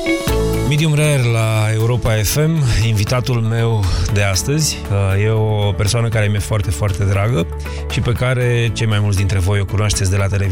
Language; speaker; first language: Romanian; native; Romanian